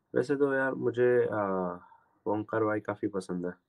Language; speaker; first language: Hindi; non-native, local second language; Gujarati